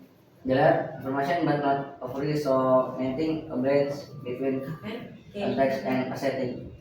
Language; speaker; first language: English; non-native, learner; Indonesian